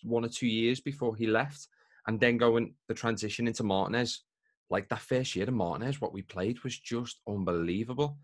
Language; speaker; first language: English; native; English